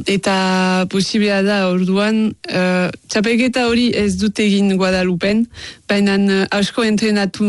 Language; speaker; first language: Basque; non-native, local second language; French